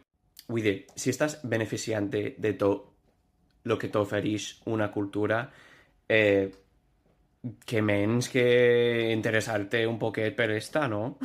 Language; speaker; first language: Catalan; non-native, fluent; English